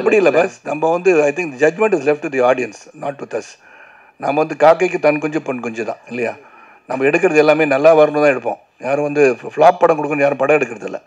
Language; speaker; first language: Tamil; native; Tamil